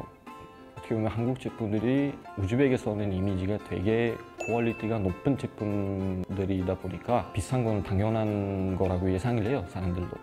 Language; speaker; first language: Korean; non-native, fluent; Uzbek